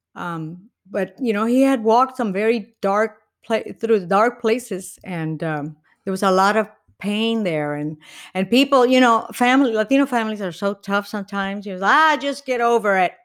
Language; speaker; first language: English; non-native, fluent; Spanish